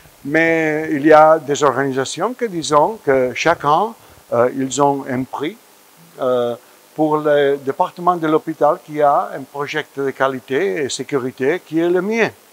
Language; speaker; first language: French; non-native, fluent; Spanish